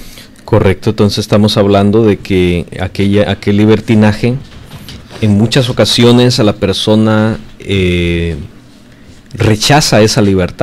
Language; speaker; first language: Spanish; native; Spanish